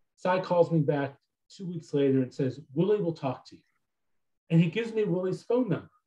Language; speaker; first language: English; native; English